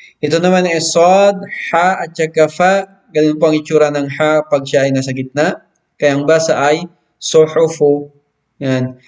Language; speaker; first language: Filipino; non-native, local second language; Maranao